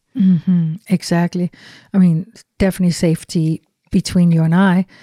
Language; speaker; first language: English; non-native, fluent; Danish